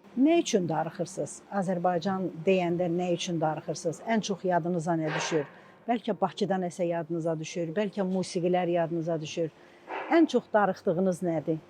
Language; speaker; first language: Azerbaijani; native; Azerbaijani